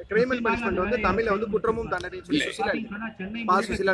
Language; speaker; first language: Tamil; native; Tamil